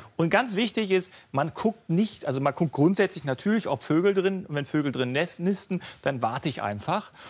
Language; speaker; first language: German; native; German